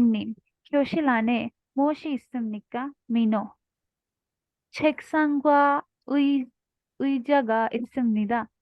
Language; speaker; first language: Korean; non-native, learner; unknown